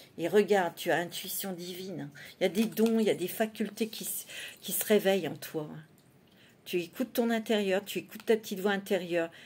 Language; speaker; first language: French; native; French